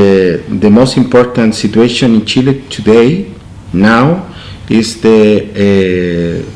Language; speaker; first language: English; non-native, learner; Spanish